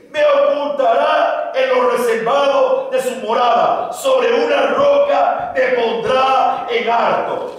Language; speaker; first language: Spanish; native; Spanish